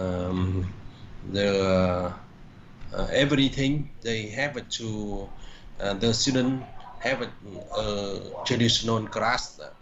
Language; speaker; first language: English; non-native, learner; Vietnamese